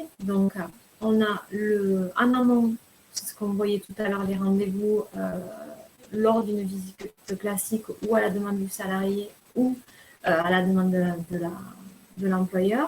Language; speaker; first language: French; native; French